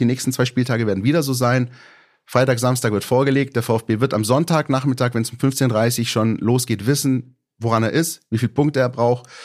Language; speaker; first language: German; native; German